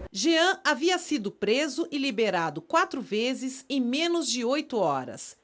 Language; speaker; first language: Portuguese; native; Portuguese